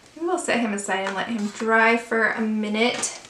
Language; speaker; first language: English; native; English